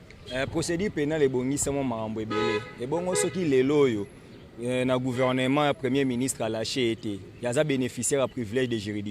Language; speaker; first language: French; non-native, local second language; Lingala